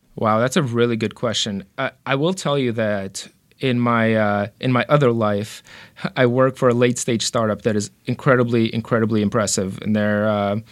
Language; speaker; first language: English; early bilingual, other home language; Romanian